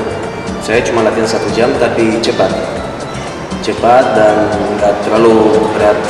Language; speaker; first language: Indonesian; non-native, fluent; Spanish